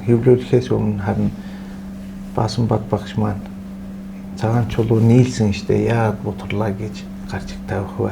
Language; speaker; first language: Mongolian; non-native, fluent; Turkish